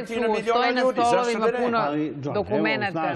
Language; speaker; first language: Serbian; native; Serbian